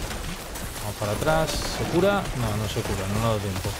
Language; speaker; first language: Spanish; native; Spanish